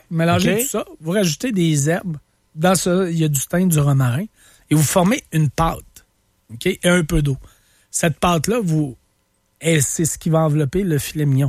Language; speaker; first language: French; native; French